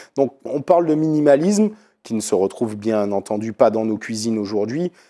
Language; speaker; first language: French; native; French